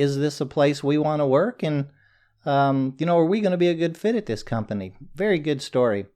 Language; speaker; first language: English; native; English